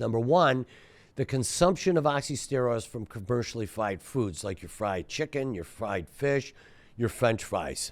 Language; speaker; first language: English; native; English